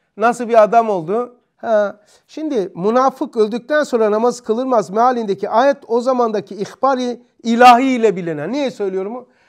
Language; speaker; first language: Turkish; native; Turkish